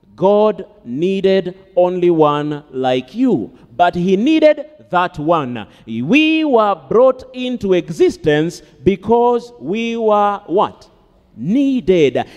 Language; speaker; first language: English; non-native, local second language; Swahili